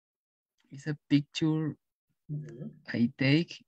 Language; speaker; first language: English; non-native, learner; Spanish